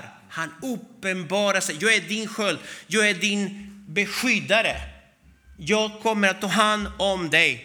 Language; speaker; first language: Swedish; non-native, fluent; Spanish